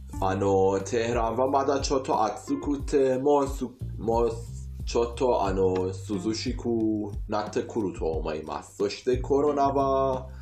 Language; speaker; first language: Japanese; non-native, fluent; Persian